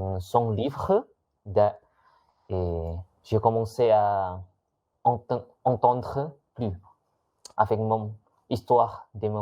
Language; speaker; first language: French; non-native, learner; Indonesian